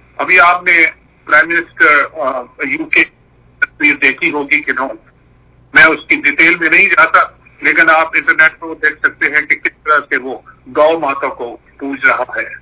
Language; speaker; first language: Urdu; non-native, local second language; Punjabi